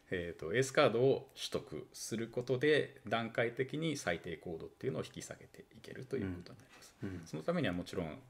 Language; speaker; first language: Japanese; native; Japanese